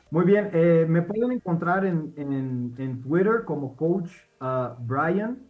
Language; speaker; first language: Spanish; non-native, fluent; Portuguese